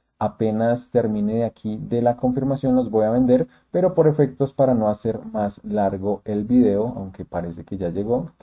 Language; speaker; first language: Spanish; native; Spanish